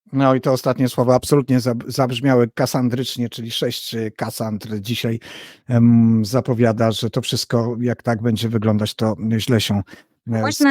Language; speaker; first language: Polish; native; Polish